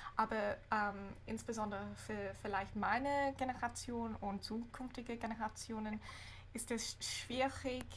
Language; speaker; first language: German; non-native, fluent; English